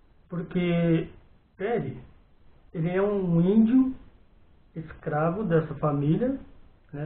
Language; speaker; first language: Portuguese; native; Portuguese